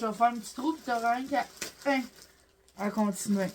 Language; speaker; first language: French; native; French